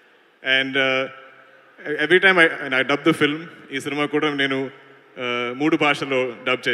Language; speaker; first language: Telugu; non-native, learner; Malayalam